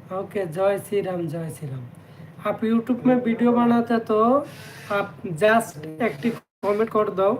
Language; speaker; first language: Hindi; non-native, learner; Bangla